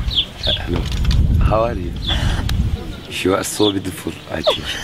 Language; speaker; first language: English; non-native, learner; Turkish